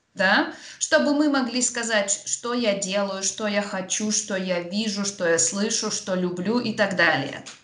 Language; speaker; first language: Russian; native; Russian